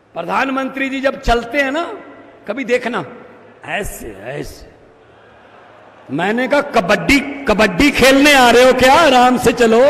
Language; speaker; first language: Hindi; native; Hindi